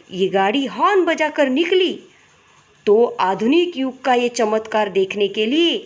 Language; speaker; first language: Hindi; non-native, local second language; Marathi